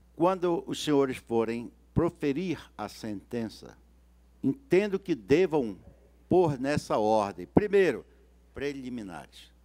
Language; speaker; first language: Portuguese; native; Portuguese